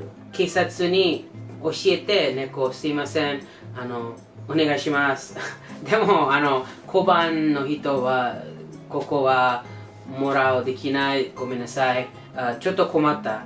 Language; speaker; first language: Japanese; non-native, learner; English